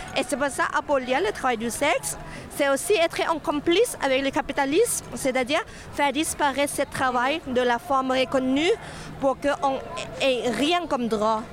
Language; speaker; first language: French; non-native, fluent; Thai